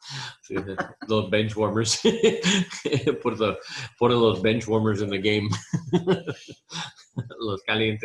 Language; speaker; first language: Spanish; non-native, learner; English